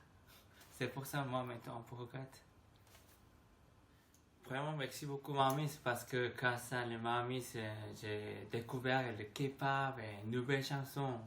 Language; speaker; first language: French; non-native, learner; Korean